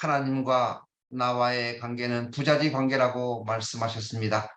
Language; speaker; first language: Korean; native; Korean